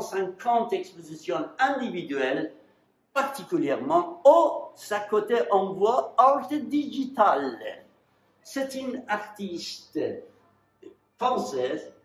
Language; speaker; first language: French; non-native, fluent; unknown